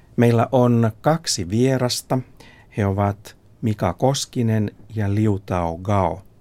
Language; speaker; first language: Finnish; native; Finnish